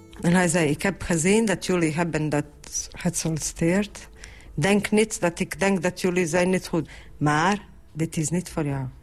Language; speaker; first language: Dutch; non-native, fluent; Bosnian